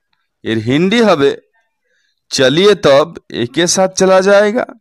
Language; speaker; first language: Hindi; non-native, fluent; Bangla